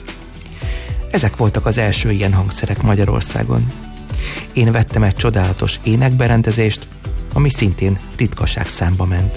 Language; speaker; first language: Hungarian; native; Hungarian